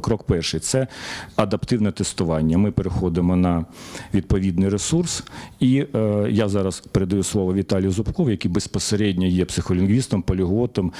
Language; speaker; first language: Ukrainian; native; Ukrainian